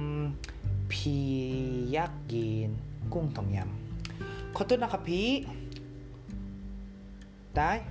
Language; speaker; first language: Thai; non-native, learner; Indonesian